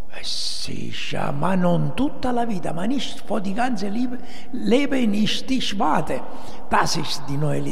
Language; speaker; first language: German; non-native, learner; Italian